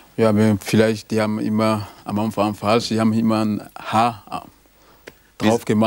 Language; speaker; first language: German; non-native, fluent; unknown